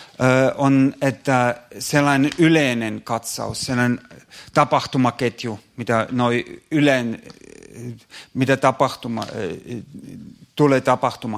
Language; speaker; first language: Finnish; non-native, fluent; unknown